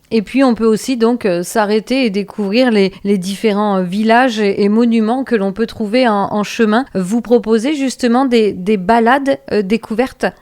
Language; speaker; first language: French; native; French